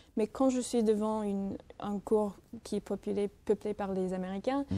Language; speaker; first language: French; non-native, fluent; English